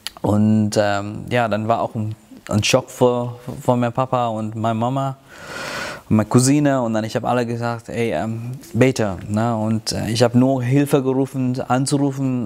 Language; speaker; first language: German; non-native, fluent; Tamil